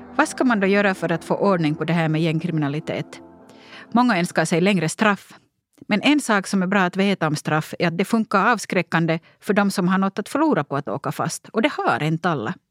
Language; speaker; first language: Swedish; native; Swedish